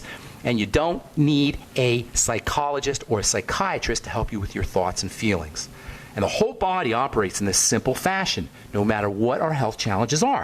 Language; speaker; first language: English; native; English